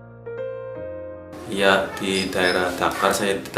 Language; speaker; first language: Indonesian; non-native, local second language; Javanese